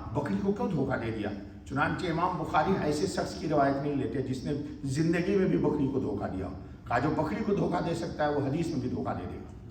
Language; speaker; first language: Urdu; native; Urdu